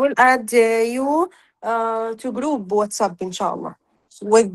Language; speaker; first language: English; non-native, learner; Arabic